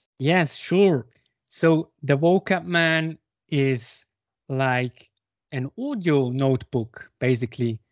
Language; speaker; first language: English; non-native, fluent; Swiss German